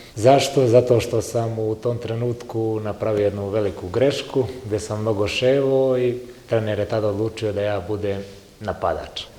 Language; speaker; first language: Serbian; native; Serbian